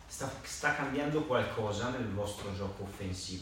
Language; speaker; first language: Italian; native; Italian